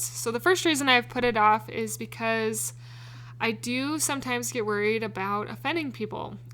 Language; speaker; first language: English; native; English